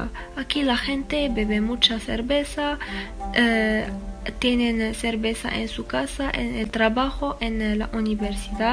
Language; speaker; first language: Spanish; non-native, fluent; Arabic